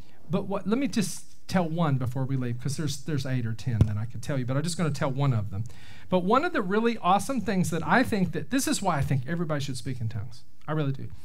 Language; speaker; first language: English; native; English